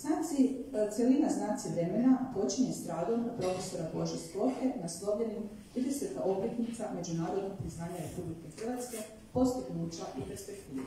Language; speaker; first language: Croatian; native; Croatian